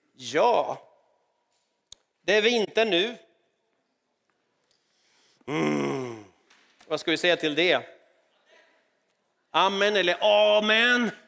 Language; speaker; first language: Swedish; non-native, fluent; Spanish